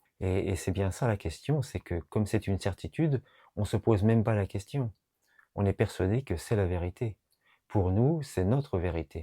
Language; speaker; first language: French; native; French